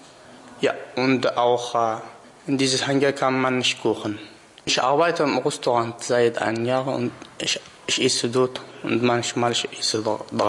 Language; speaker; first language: German; non-native, learner; Arabic